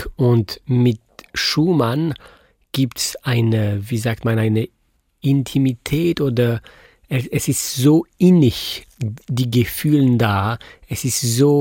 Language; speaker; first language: German; non-native, fluent; French